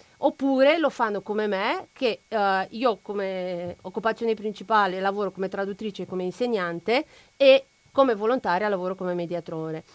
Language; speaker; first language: Italian; non-native, fluent; Romanian